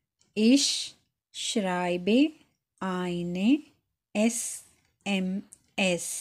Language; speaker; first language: German; non-native, fluent; Urdu